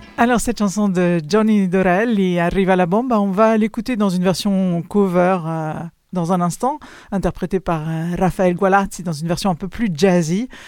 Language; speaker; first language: French; native; French